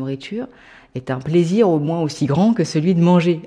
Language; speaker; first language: French; native; French